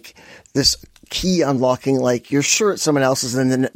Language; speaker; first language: English; native; English